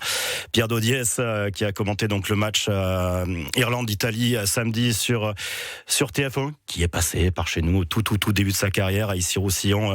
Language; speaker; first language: French; native; French